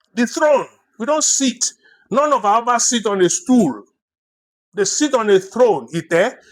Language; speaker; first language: English; non-native, local second language; Yoruba